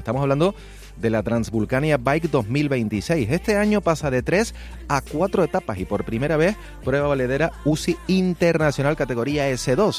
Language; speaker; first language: Spanish; native; Spanish